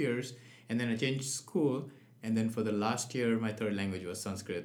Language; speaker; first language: English; non-native, local second language; Nepali